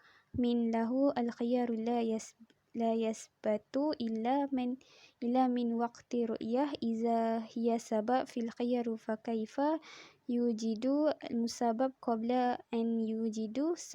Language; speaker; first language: Arabic; non-native, learner; Malay